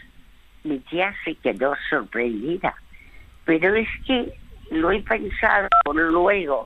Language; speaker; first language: Spanish; early bilingual, other home language; French